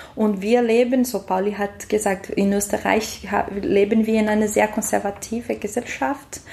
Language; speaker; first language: German; non-native, learner; Portuguese